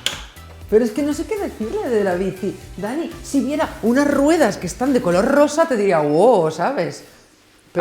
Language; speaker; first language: Spanish; native; Spanish